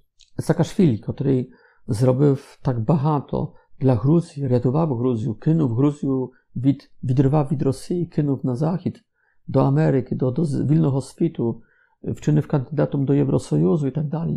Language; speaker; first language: Ukrainian; non-native, fluent; Polish